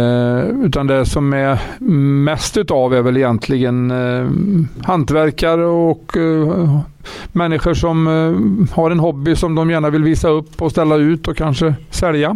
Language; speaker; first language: Swedish; native; Swedish